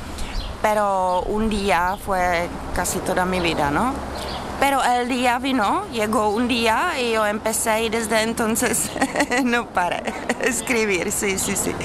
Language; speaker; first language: Spanish; non-native, learner; Czech